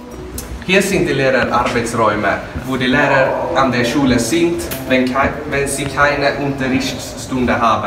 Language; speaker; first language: German; non-native, learner; Swedish